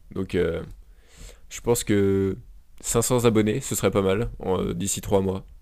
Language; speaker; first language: French; native; French